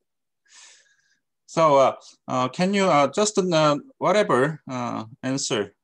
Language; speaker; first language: English; non-native, fluent; Korean